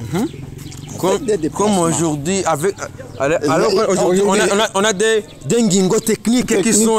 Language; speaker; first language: French; non-native, learner; Rundi